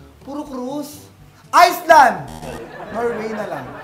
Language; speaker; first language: Filipino; native; Filipino